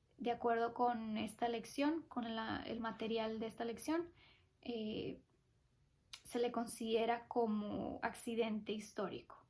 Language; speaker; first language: Spanish; early bilingual, heritage; Spanish